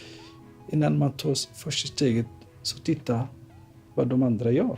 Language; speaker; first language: Swedish; non-native, fluent; Somali